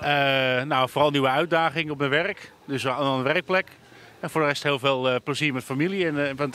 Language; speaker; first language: Dutch; native; Dutch